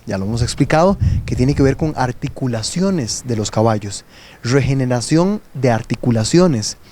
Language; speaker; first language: Spanish; native; Spanish